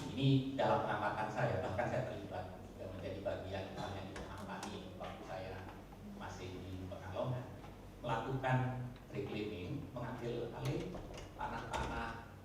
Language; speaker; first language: Indonesian; native; Indonesian